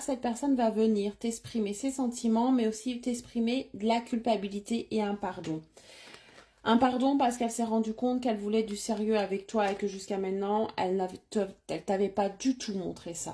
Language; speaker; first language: French; native; French